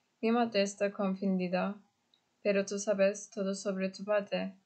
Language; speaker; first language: Spanish; non-native, learner; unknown